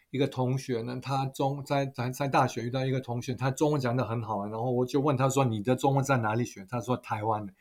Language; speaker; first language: Chinese; non-native, fluent; German